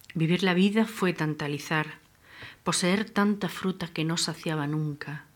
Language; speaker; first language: Spanish; native; Spanish